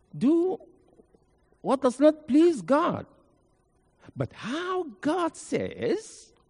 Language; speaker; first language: English; non-native, fluent; Arabic